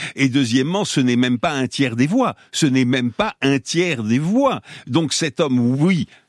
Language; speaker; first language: French; native; French